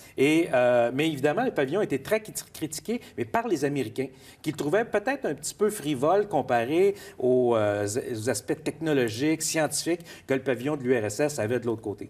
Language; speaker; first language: French; native; French